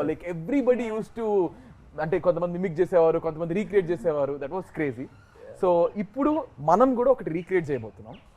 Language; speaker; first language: Telugu; native; Telugu